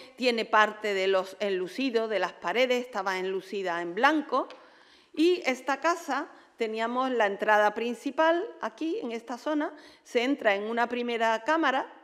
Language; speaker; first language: Spanish; native; Spanish